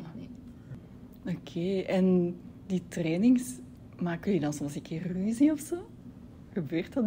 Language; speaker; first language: Dutch; native; Dutch